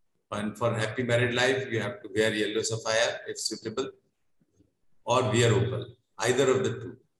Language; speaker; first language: English; non-native, local second language; Hindi